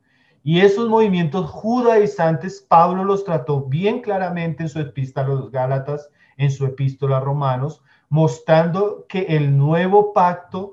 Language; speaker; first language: Spanish; native; Spanish